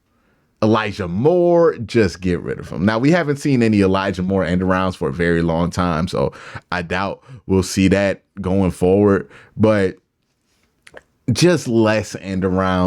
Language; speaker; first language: English; native; English